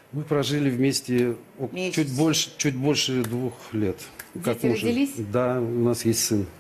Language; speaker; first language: Russian; native; Russian